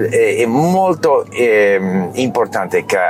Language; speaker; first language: Italian; non-native, learner; English